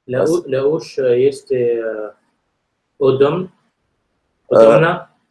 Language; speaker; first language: Romanian; non-native, learner; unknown